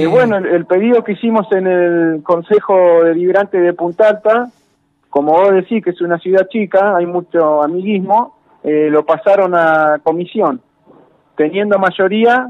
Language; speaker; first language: Spanish; native; Spanish